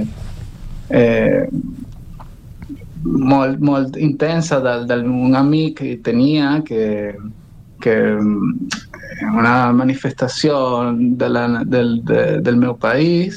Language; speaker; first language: Catalan; non-native, learner; Spanish